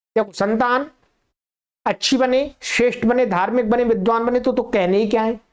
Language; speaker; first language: Hindi; native; Hindi